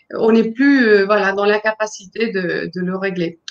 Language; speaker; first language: French; non-native, fluent; Spanish